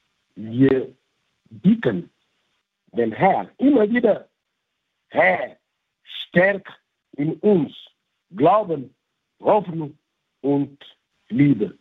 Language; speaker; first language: German; non-native, local second language; French